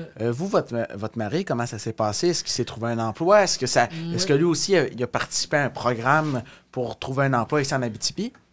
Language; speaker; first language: French; native; French